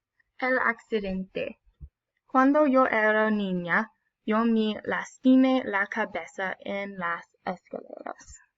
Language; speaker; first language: Spanish; non-native, learner; English